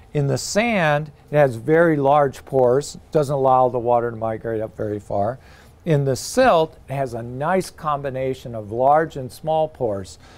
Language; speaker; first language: English; native; English